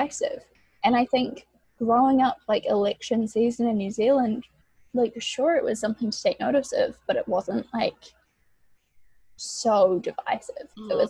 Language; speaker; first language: English; native; English